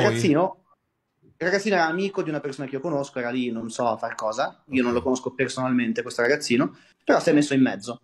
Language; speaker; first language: Italian; native; Italian